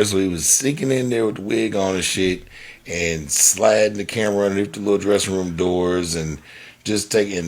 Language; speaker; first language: English; native; English